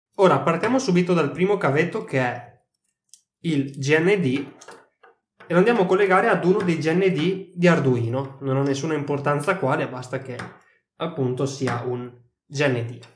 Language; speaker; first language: Italian; native; Italian